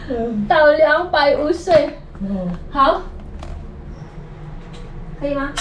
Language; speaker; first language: Chinese; non-native, learner; Indonesian